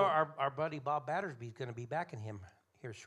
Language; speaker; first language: English; native; English